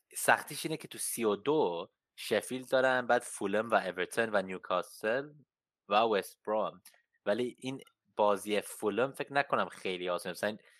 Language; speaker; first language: Persian; early bilingual, heritage; Persian